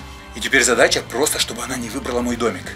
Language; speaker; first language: Russian; native; Russian